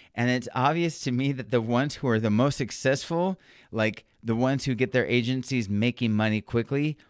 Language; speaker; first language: English; native; English